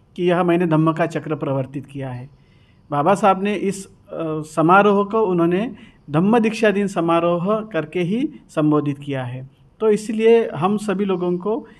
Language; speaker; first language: Hindi; non-native, local second language; Marathi